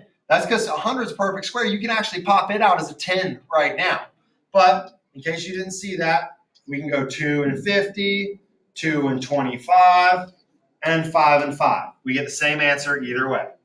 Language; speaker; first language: English; native; English